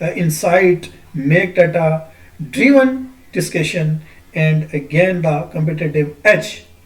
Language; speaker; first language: English; non-native, local second language; Urdu